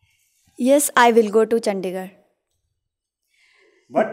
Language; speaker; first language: English; non-native, learner; Hindi